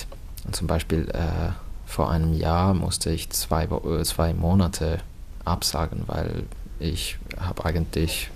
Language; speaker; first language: German; non-native, fluent; Finnish